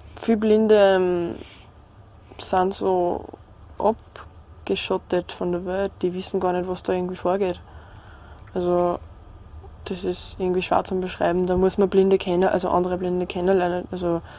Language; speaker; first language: German; native; German